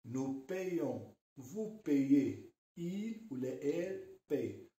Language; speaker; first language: French; non-native, local second language; Arabic